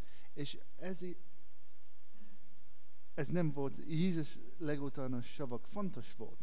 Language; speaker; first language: Hungarian; non-native, learner; English